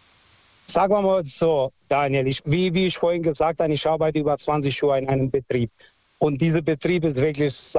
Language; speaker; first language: German; non-native, local second language; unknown